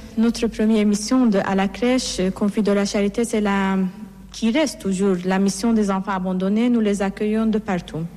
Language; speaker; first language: French; non-native, fluent; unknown